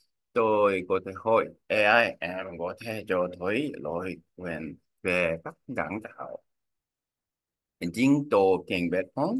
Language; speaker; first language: Vietnamese; non-native, learner; Korean